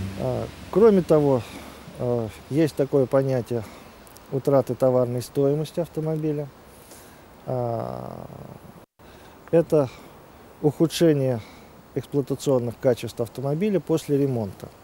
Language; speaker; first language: Russian; native; Russian